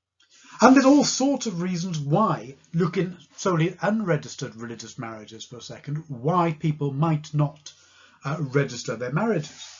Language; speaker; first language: English; native; English